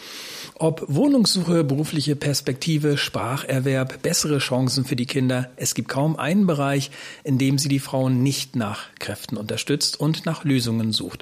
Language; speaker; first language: German; native; German